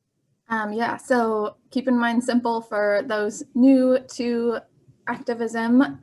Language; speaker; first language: English; native; English